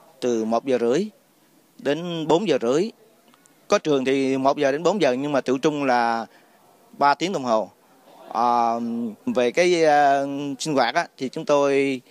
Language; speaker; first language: Vietnamese; native; Vietnamese